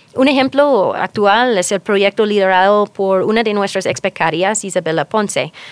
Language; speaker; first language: Spanish; non-native, fluent; English